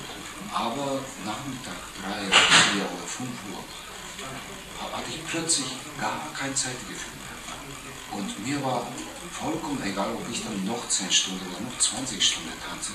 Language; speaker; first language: German; non-native, fluent; Japanese